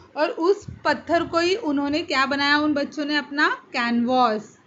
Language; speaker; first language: Hindi; non-native, local second language; Marathi